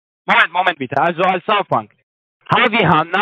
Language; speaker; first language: German; non-native, learner; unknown